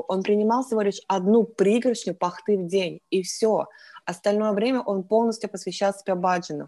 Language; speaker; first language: Russian; native; Russian